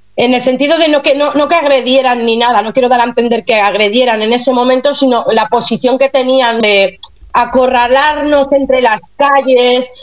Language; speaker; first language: Spanish; native; Spanish